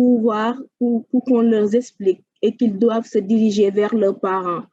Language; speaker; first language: French; non-native, local second language; Wolof